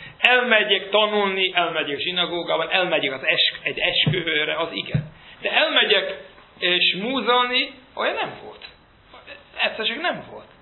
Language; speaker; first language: Hungarian; early bilingual, heritage; Hungarian